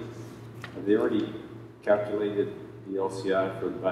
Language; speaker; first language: English; native; English